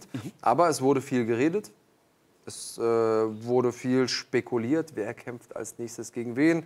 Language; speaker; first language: German; native; German